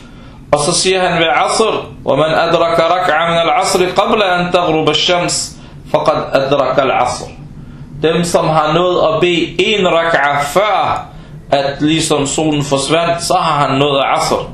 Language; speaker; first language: Danish; non-native, local second language; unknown